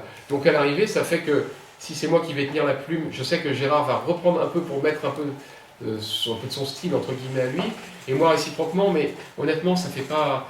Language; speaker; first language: French; native; French